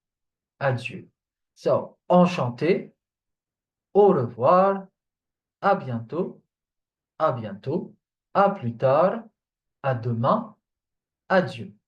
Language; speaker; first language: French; non-native, fluent; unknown